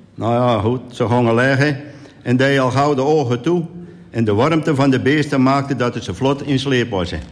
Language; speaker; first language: Dutch; native; Dutch